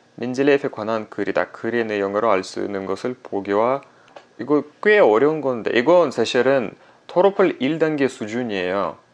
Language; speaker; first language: Korean; non-native, fluent; Russian